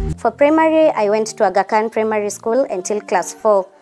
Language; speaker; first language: English; non-native, local second language; Kikuyu